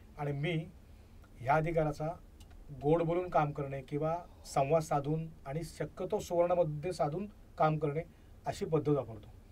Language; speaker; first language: Marathi; native; Marathi